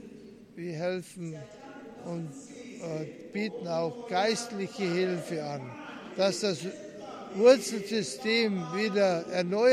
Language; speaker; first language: German; early bilingual, heritage; German